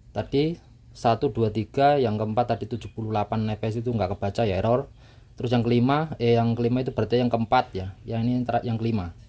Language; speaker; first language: Indonesian; non-native, local second language; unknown